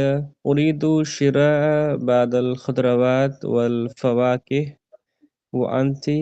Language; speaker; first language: Arabic; non-native, learner; Urdu